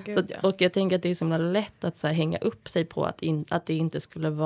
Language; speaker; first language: Swedish; native; Swedish